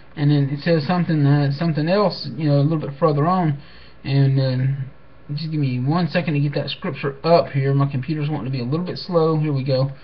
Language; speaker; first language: English; native; English